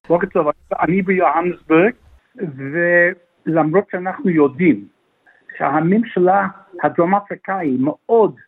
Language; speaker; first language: Hebrew; non-native, fluent; English